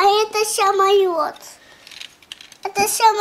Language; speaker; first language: Russian; early bilingual, heritage; Russian